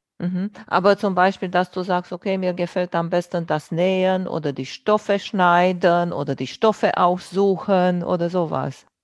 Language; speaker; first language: German; non-native, fluent; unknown